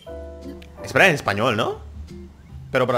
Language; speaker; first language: Spanish; non-native, learner; Indonesian